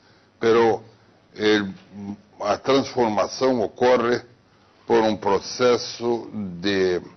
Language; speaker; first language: Spanish; non-native, fluent; Portuguese